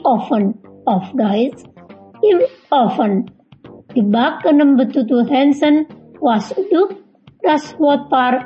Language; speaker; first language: German; non-native, fluent; Indonesian